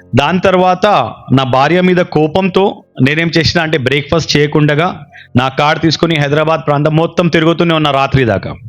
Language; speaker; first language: Telugu; non-native, local second language; Urdu